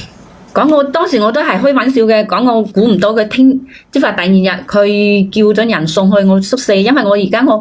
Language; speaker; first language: Cantonese; native; Cantonese